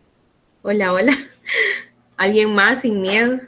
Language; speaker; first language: Spanish; native; Spanish